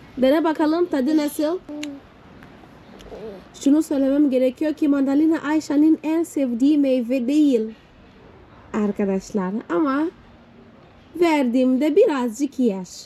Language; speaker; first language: Turkish; non-native, fluent; Portuguese